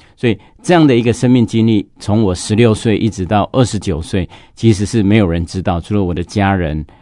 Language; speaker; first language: Chinese; non-native, local second language; Hakka Chinese